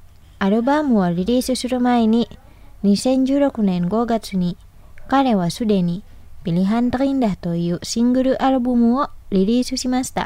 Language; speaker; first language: Japanese; non-native, fluent; Indonesian